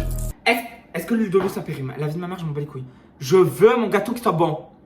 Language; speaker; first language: French; native; French